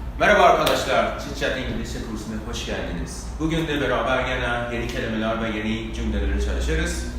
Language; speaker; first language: Turkish; non-native, fluent; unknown